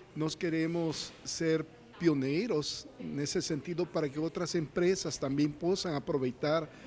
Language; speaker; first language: Portuguese; non-native, fluent; Spanish